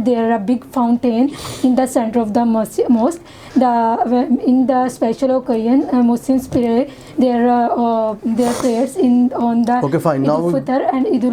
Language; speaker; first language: English; non-native, learner; Urdu